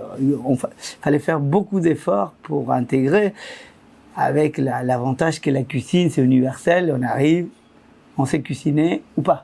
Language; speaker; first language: French; non-native, fluent; Spanish